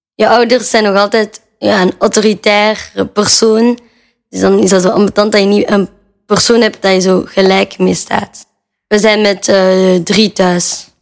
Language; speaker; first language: Dutch; native; Dutch